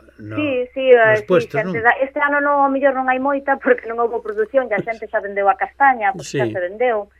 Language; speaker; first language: Galician; native; Galician